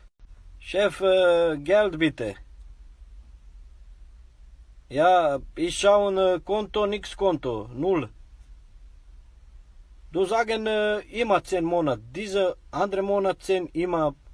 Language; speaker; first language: German; non-native, learner; Somali